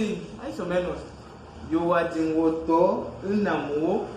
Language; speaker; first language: Portuguese; non-native, fluent; Fang